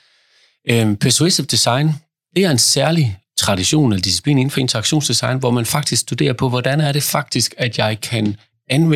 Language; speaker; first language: Danish; native; Danish